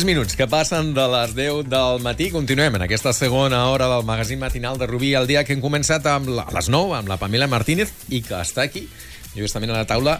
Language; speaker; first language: Catalan; native; Catalan